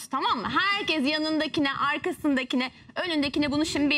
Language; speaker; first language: Turkish; native; Turkish